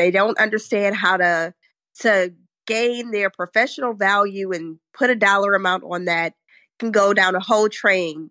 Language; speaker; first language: English; native; English